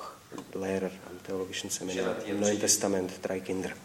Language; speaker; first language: German; non-native, fluent; Czech